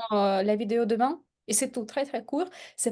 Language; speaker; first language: French; non-native, fluent; Russian